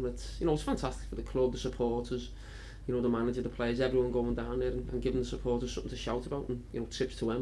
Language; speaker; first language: English; native; English